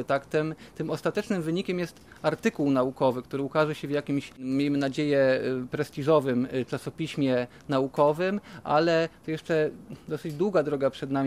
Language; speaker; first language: Polish; native; Polish